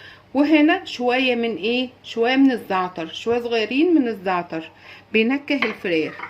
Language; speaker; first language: Arabic; native; Arabic